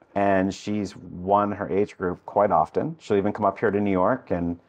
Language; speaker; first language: English; native; English